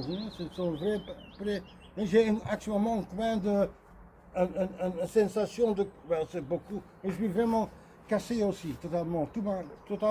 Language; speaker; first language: French; non-native, learner; Dutch